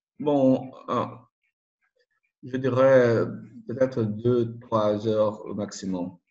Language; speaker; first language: French; non-native, learner; Portuguese